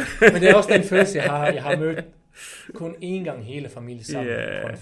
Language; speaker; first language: Danish; non-native, fluent; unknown